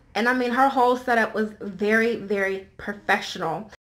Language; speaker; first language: English; native; English